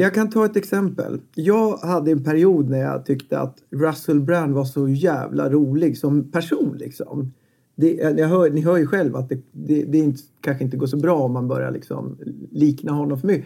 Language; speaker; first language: Swedish; native; Swedish